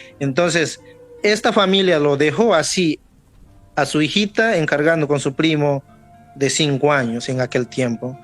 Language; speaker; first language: Spanish; non-native, local second language; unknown